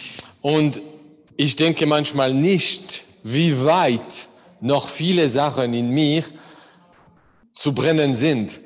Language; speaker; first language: German; non-native, learner; English